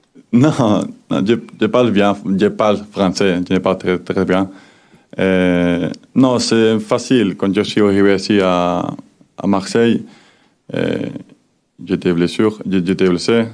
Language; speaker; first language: French; non-native, learner; Spanish